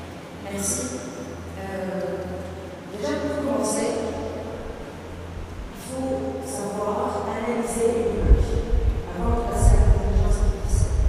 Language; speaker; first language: French; non-native, local second language; Arabic